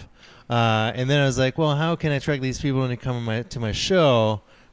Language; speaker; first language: English; non-native, fluent; French